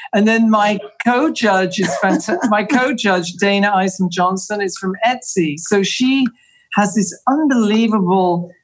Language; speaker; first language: English; native; English